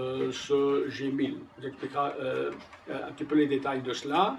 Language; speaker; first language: French; native; French